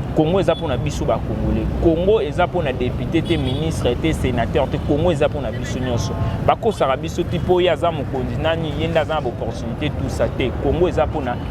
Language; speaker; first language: Lingala; non-native, local second language; Swahili